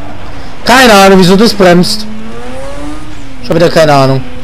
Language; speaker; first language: German; native; German